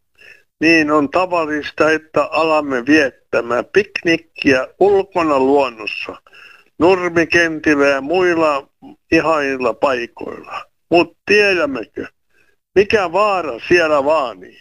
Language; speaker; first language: Finnish; native; Finnish